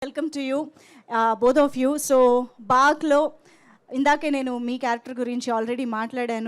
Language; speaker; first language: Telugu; native; Telugu